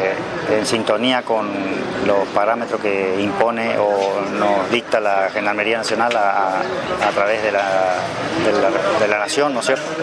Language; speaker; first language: Spanish; native; Spanish